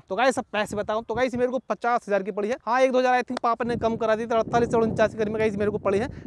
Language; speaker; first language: Hindi; native; Hindi